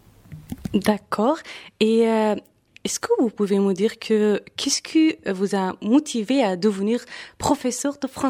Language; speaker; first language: French; non-native, fluent; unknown